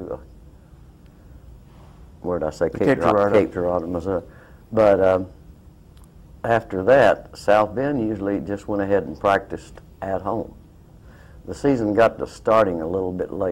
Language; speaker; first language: English; native; English